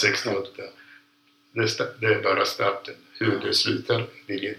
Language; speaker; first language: Swedish; non-native, fluent; Polish